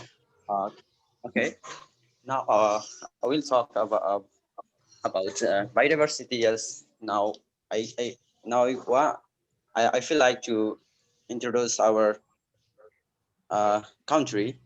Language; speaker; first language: English; non-native, learner; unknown